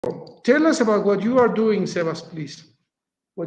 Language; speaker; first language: English; non-native, fluent; Spanish